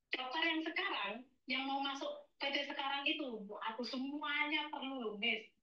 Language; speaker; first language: Indonesian; native; Indonesian